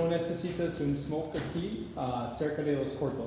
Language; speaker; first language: Spanish; non-native, learner; English